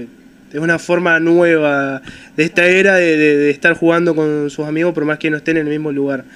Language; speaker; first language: Spanish; native; Spanish